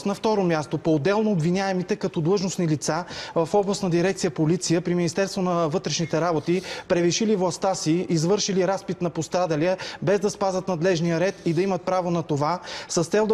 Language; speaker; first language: Bulgarian; native; Bulgarian